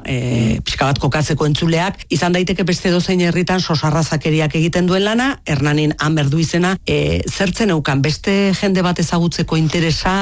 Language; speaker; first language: Basque; native; Basque